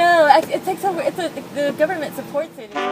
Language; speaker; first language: English; native; English